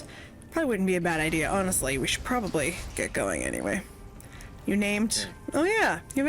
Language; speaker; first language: English; native; English